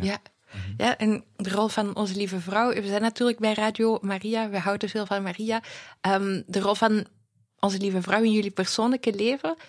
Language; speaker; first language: Dutch; native; Dutch